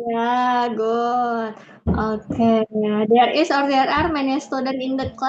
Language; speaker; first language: English; non-native, fluent; Indonesian